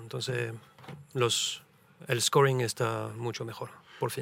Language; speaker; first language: Spanish; early bilingual, heritage; French